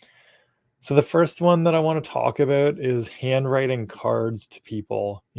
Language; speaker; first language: English; native; English